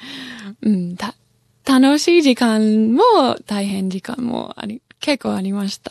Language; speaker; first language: Japanese; non-native, fluent; English